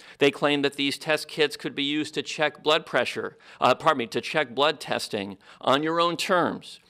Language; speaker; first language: English; native; English